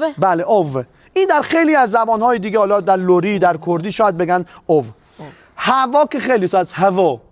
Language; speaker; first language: Persian; non-native, local second language; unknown